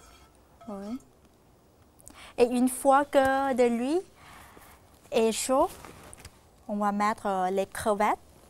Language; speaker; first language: French; non-native, fluent; Thai